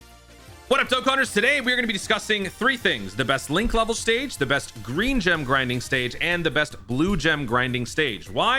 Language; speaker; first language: English; native; English